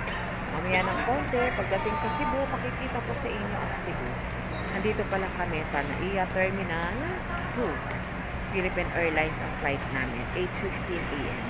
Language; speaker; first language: Filipino; native; Filipino